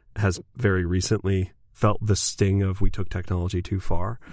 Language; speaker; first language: English; native; English